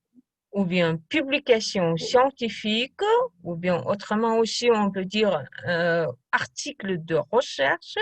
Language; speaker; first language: French; non-native, fluent; Kazakh